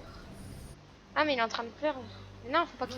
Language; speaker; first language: French; native; French